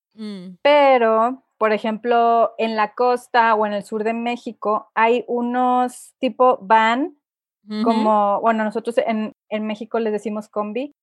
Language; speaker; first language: Spanish; native; Spanish